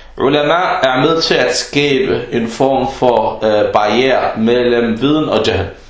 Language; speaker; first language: Danish; early bilingual, other home language; Arabic